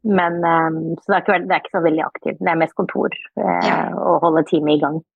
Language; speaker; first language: Norwegian; early bilingual, other home language; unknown